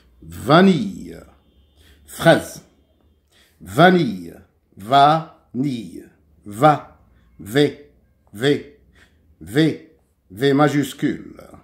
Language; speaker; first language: French; non-native, local second language; Arabic